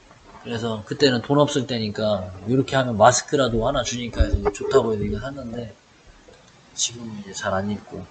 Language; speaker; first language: Korean; native; Korean